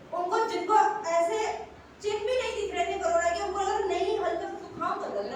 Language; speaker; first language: Hindi; native; Hindi